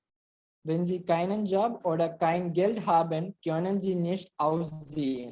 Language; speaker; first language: German; non-native, learner; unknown